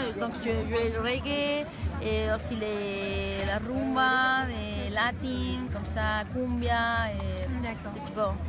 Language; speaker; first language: French; non-native, learner; Galician